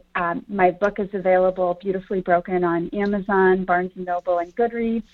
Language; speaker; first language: English; native; English